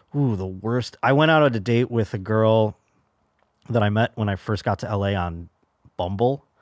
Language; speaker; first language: English; native; English